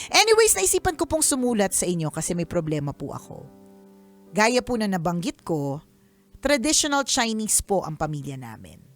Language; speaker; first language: Filipino; native; Filipino